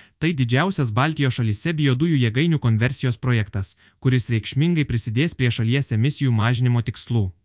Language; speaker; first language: Lithuanian; native; Lithuanian